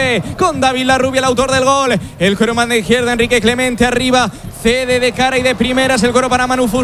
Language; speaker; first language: Spanish; native; Spanish